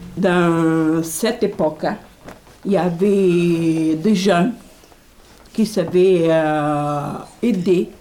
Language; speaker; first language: French; non-native, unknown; Portuguese